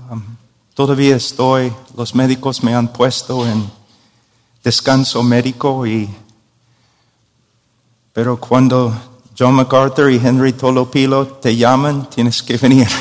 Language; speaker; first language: Spanish; non-native, fluent; English